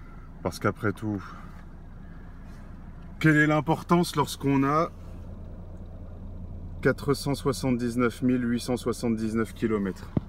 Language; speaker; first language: French; native; French